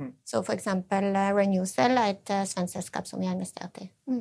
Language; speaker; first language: Norwegian; non-native, fluent; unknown